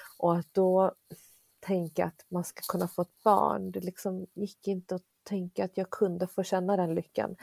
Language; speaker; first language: Swedish; early bilingual, other home language; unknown